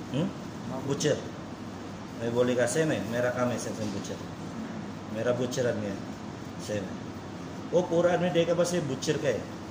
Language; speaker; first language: Hindi; non-native, learner; Filipino